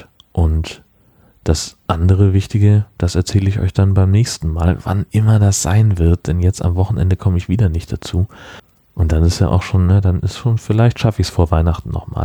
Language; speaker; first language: German; native; German